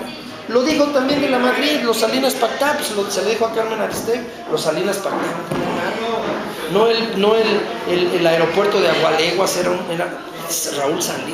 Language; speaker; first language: Spanish; native; Spanish